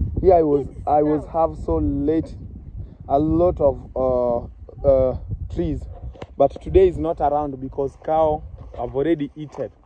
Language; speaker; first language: English; non-native, learner; Swahili